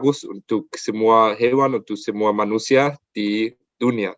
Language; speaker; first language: Indonesian; non-native, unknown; German